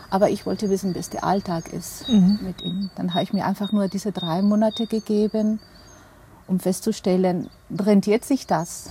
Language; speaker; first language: German; non-native, fluent; Spanish